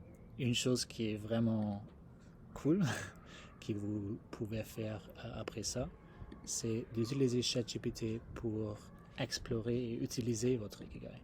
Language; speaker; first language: French; non-native, fluent; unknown